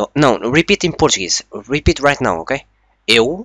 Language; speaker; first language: English; non-native, learner; Portuguese